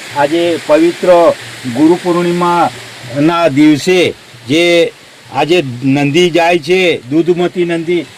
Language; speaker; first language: Gujarati; native; Gujarati